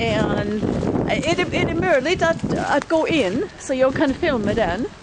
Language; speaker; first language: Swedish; non-native, fluent; English